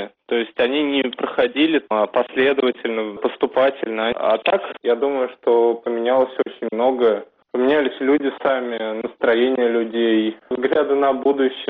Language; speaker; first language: Russian; native; Russian